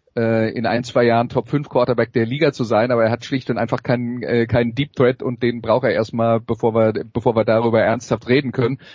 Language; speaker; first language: German; non-native, fluent; French